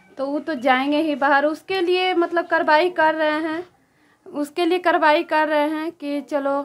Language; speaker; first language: Hindi; native; Hindi